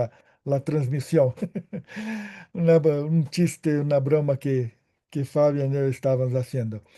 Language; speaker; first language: Spanish; non-native, fluent; Portuguese